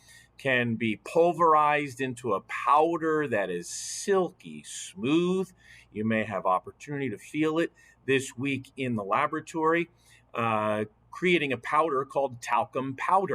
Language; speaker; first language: English; native; English